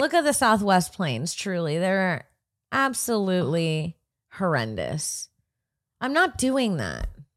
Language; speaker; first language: English; early bilingual, other home language; Spanish